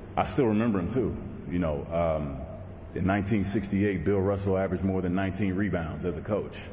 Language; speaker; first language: English; native; English